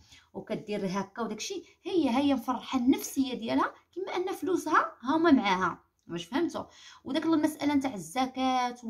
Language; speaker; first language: Arabic; native; Arabic